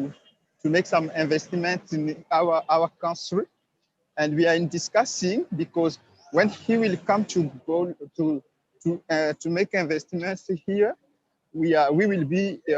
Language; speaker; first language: English; non-native, learner; Swahili